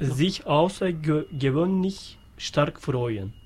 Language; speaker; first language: German; non-native, learner; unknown